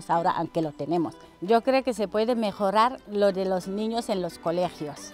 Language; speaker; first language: Spanish; non-native, fluent; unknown